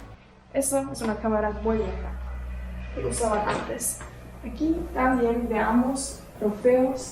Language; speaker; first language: Spanish; non-native, local second language; Low German